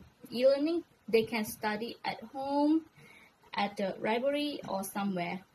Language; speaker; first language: English; non-native, learner; Thai